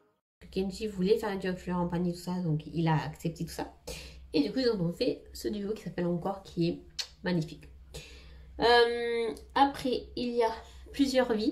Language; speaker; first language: French; native; French